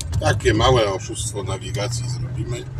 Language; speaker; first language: Polish; native; Polish